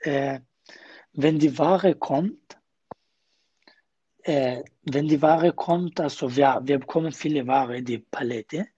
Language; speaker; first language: German; non-native, learner; Kurdish